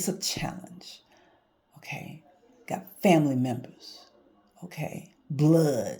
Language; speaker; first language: English; native; English